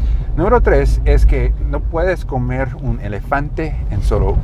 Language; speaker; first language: Spanish; non-native, learner; English